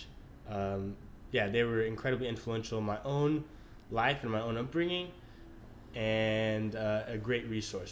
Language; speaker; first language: English; native; English